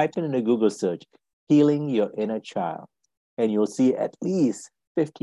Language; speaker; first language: English; non-native, local second language; Tamil